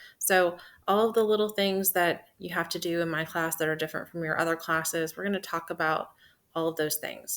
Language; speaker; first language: English; native; English